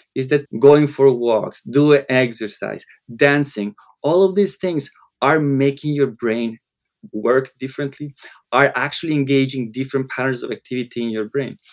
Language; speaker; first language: English; non-native, fluent; Spanish